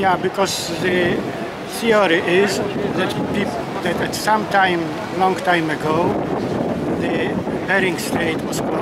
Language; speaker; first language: English; non-native, fluent; Polish